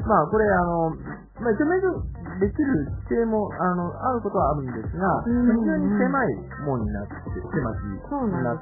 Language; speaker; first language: Japanese; native; Japanese